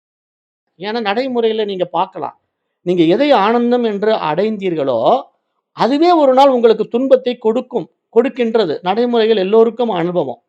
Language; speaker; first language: Tamil; native; Tamil